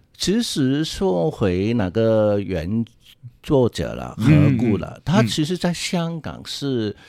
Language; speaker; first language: Chinese; non-native, local second language; Cantonese